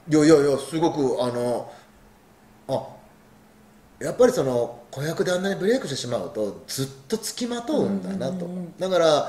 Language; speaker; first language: Japanese; native; Japanese